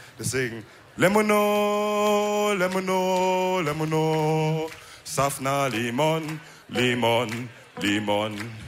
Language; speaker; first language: German; early bilingual, other home language; Wolof